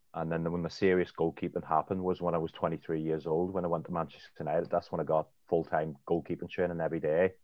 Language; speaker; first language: English; native; English